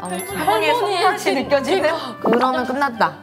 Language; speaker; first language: Korean; native; Korean